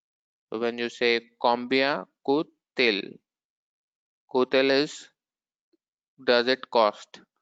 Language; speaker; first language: French; non-native, learner; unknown